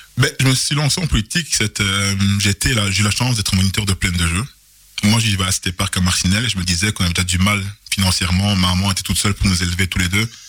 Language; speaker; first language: French; native; French